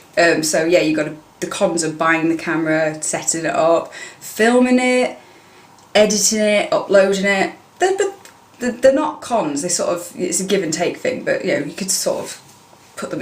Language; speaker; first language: English; native; English